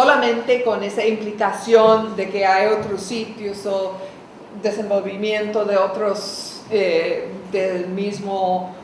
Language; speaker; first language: Spanish; non-native, fluent; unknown